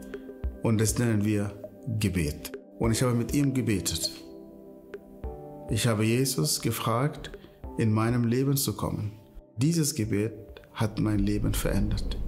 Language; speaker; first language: German; non-native, fluent; Arabic